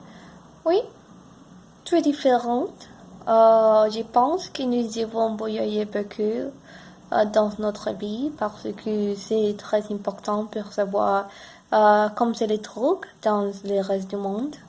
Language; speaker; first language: French; non-native, learner; Spanish